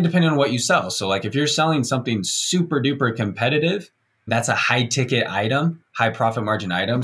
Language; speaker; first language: English; native; English